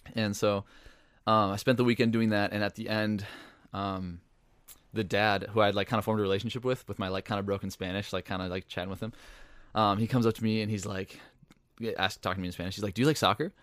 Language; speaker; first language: English; native; English